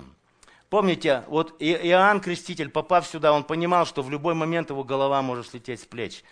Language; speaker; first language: Russian; native; Russian